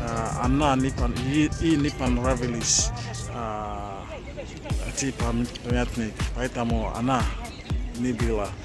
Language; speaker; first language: Russian; non-native, learner; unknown